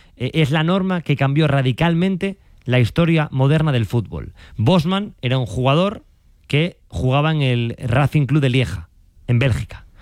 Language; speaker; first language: Spanish; native; Spanish